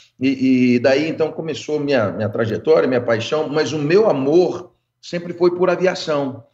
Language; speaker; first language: Portuguese; early bilingual, other home language; English